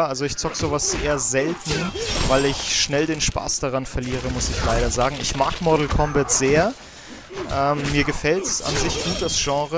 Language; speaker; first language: German; native; German